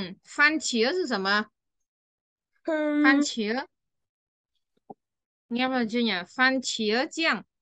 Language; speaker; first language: Chinese; non-native, fluent; Vietnamese